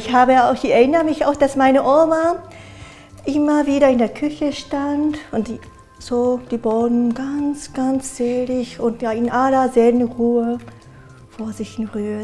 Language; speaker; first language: German; non-native, fluent; Japanese